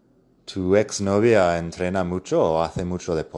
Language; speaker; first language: Spanish; non-native, fluent; English